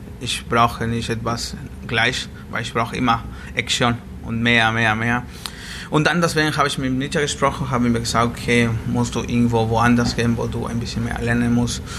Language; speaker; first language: German; non-native, learner; Spanish